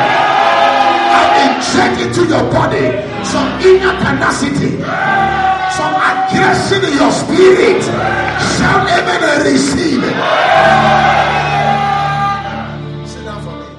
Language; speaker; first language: English; non-native, local second language; Akan